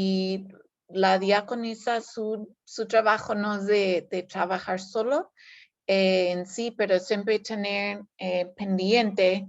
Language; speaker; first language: Spanish; non-native, fluent; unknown